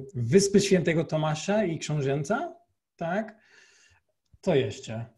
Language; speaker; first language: Polish; non-native, fluent; Portuguese